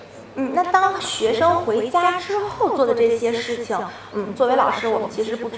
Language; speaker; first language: Chinese; native; Chinese